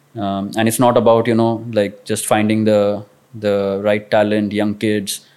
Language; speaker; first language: English; non-native, local second language; Marathi